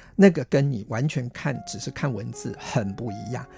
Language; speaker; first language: Chinese; non-native, local second language; Min Nan Chinese